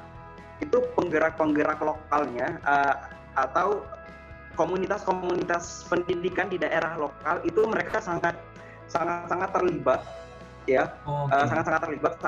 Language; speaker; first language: Indonesian; non-native, local second language; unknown